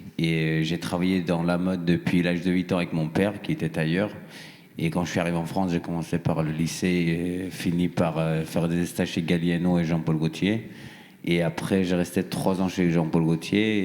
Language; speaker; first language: French; non-native, fluent; Persian